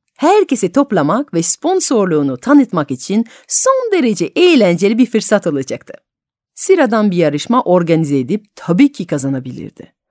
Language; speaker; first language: Turkish; non-native, fluent; French